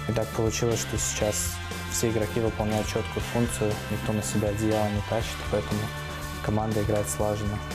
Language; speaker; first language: Russian; native; Russian